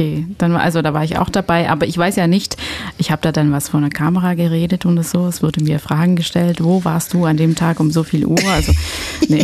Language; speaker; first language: German; non-native, fluent; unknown